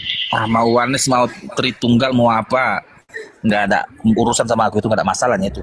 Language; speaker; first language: Indonesian; native; Indonesian